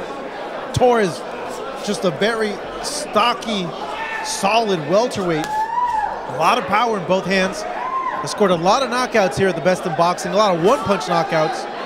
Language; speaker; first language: English; native; English